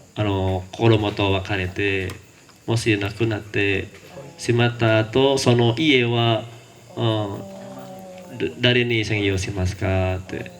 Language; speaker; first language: Japanese; non-native, learner; Indonesian